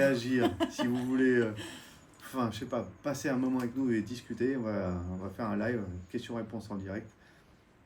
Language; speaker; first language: French; native; French